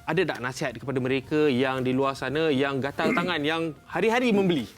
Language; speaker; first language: Malay; native; Malay